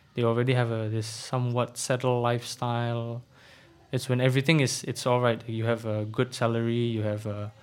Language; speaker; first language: English; non-native, fluent; Indonesian